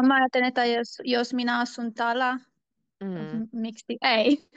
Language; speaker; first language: Finnish; non-native, learner; Turkish